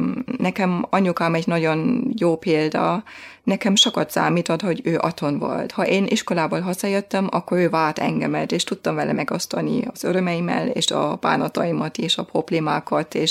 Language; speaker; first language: Hungarian; non-native, fluent; German